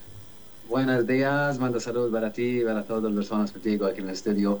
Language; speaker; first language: Spanish; non-native, learner; Arabic